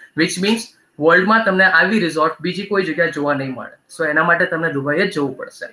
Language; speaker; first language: English; non-native, local second language; Gujarati